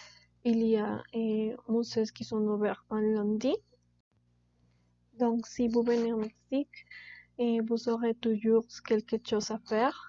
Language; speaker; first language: French; non-native, learner; Spanish